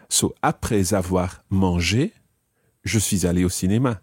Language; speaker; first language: French; non-native, fluent; English